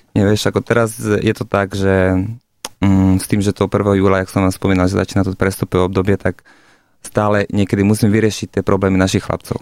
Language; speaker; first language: Slovak; non-native, local second language; Hungarian